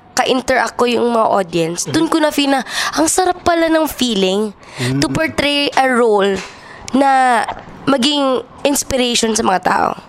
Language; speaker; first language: Filipino; non-native, local second language; Cebuano